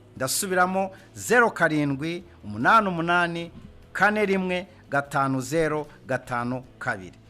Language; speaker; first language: Kinyarwanda; native; Kinyarwanda